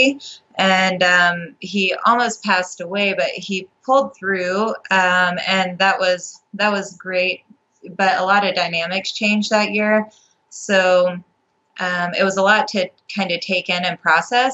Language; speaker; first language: English; native; English